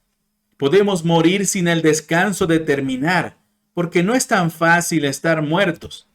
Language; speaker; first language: Spanish; non-native, fluent; English